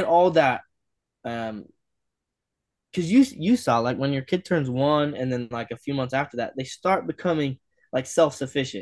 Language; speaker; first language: English; native; English